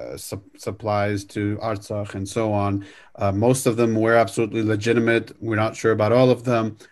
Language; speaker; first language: English; native; English